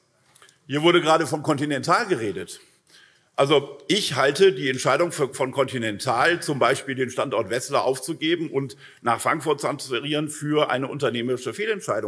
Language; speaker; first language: German; native; German